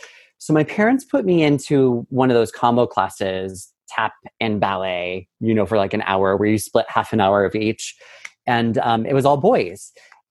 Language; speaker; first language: English; native; English